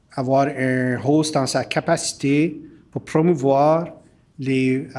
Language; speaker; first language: French; early bilingual, heritage; French